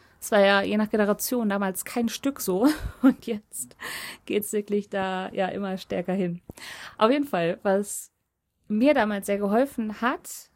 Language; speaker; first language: German; early bilingual, other home language; Polish